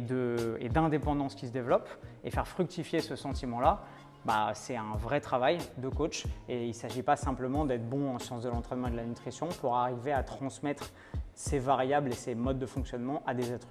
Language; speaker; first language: French; native; French